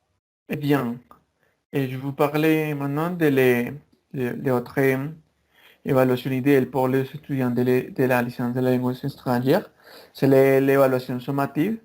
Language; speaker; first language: French; non-native, learner; Spanish